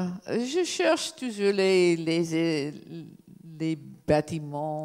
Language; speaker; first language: French; non-native, fluent; English